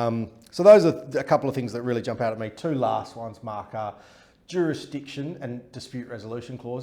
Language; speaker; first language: English; native; English